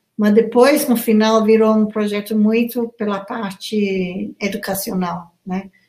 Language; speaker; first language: Portuguese; non-native, fluent; English